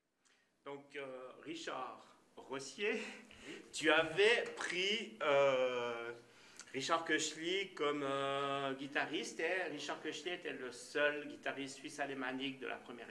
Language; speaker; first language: French; native; French